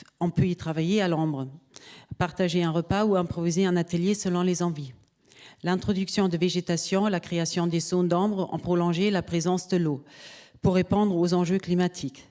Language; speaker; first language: French; native; French